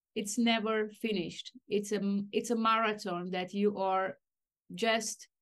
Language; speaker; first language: English; non-native, fluent; Romanian